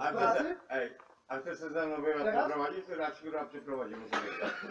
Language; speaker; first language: Polish; native; Polish